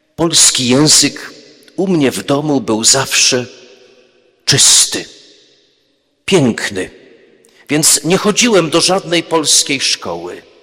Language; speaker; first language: Polish; early bilingual, heritage; Polish